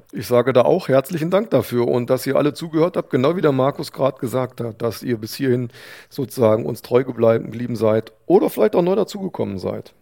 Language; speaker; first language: German; native; German